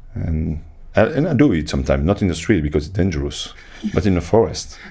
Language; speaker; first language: English; non-native, fluent; French